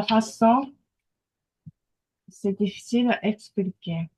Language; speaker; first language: French; non-native, fluent; Japanese